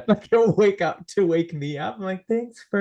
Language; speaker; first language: English; native; English